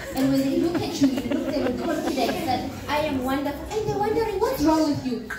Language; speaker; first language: English; non-native, local second language; Swati